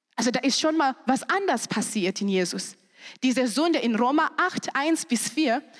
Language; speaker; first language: German; non-native, fluent; Shona